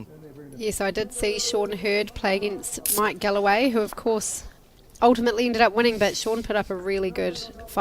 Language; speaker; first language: English; native; English